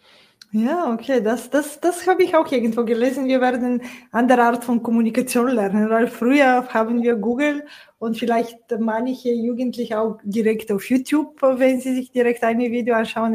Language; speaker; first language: German; non-native, fluent; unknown